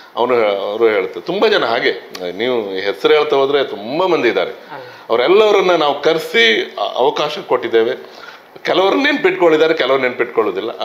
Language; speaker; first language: Kannada; native; Kannada